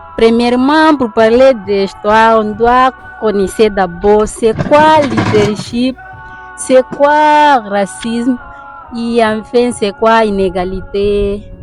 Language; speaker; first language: French; non-native, learner; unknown